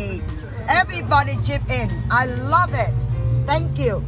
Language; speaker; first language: English; non-native, fluent; Vietnamese